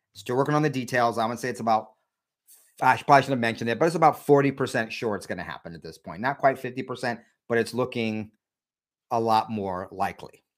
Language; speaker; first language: English; native; English